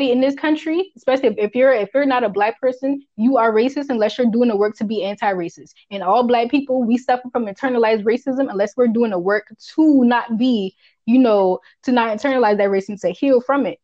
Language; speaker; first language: English; early bilingual, other home language; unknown